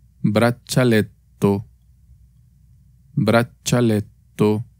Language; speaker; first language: Italian; non-native, fluent; Spanish